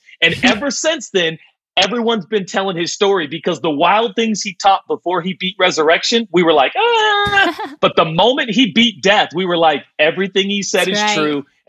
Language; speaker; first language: English; native; English